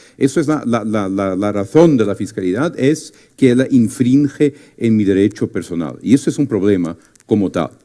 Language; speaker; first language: Spanish; non-native, fluent; Portuguese